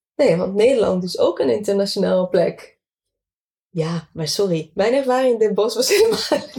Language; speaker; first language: Dutch; non-native, fluent; Arabic